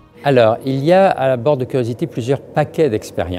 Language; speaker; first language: French; native; French